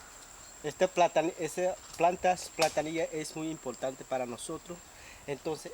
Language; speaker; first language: Spanish; non-native, local second language; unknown